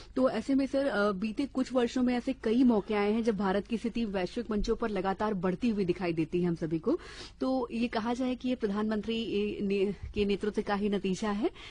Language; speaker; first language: Hindi; native; Hindi